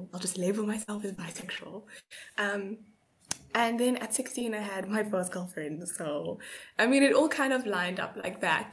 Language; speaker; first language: English; native; English